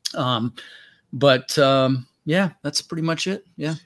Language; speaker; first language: English; early bilingual, other home language; Dutch